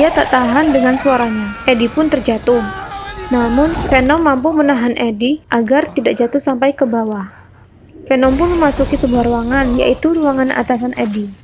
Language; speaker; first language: Indonesian; native; Indonesian